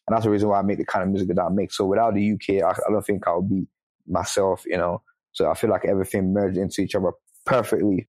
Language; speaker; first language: English; non-native, local second language; Yoruba